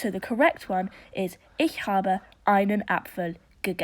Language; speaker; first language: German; non-native, learner; English